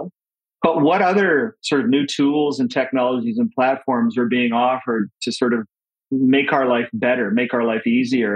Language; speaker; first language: English; native; English